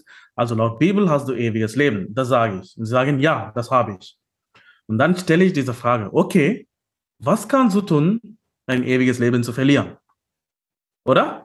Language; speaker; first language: German; non-native, fluent; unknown